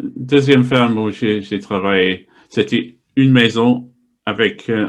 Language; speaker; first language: French; non-native, fluent; English